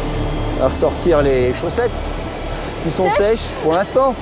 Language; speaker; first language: French; native; French